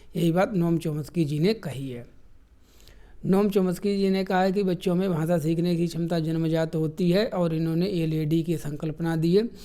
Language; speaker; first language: Hindi; native; Hindi